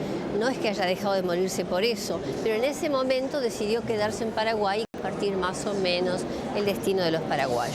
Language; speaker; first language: Spanish; native; Spanish